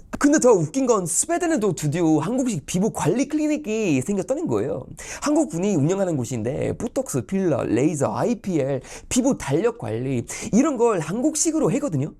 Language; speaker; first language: Korean; non-native, fluent; Swedish